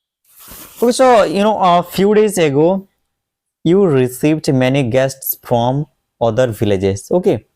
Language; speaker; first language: English; non-native, local second language; Odia